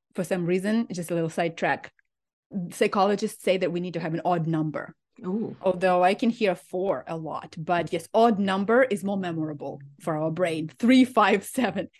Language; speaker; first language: English; non-native, fluent; Ukrainian